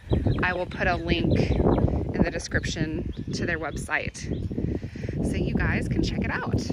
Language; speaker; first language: English; native; English